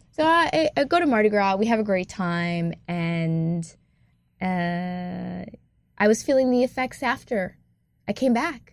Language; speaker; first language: English; native; English